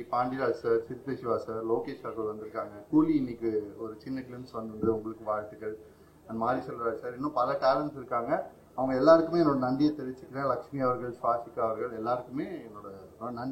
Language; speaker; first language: Tamil; native; Tamil